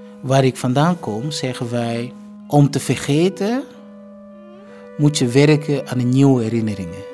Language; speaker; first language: Dutch; non-native, fluent; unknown